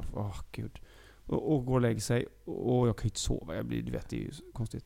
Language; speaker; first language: Swedish; native; Swedish